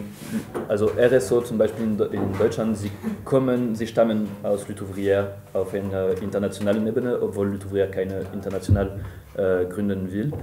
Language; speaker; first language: German; non-native, fluent; French